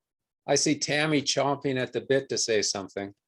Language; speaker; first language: English; native; English